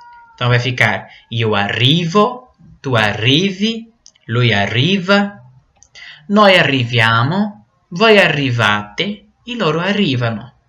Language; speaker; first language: Italian; non-native, fluent; Portuguese